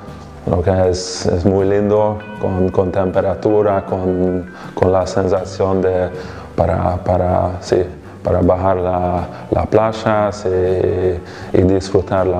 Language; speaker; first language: Spanish; non-native, fluent; Hungarian